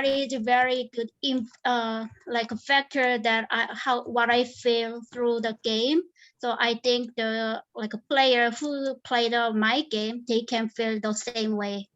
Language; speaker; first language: English; non-native, fluent; Korean